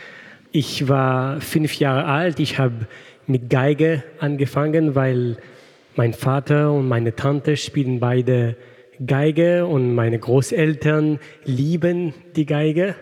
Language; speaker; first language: German; non-native, fluent; French